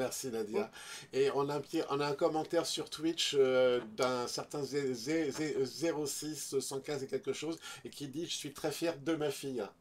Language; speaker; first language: French; native; French